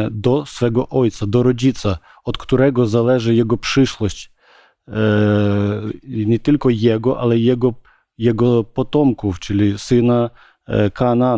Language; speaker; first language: Polish; non-native, learner; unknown